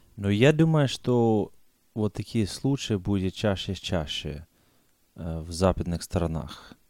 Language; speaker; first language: Russian; non-native, fluent; English